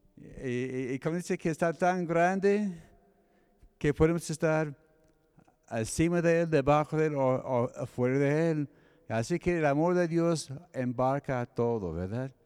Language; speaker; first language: Spanish; non-native, fluent; English